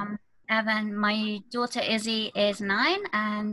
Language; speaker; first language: English; native; English